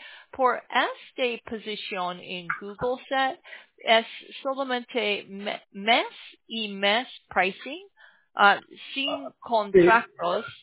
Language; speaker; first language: Spanish; non-native, learner; English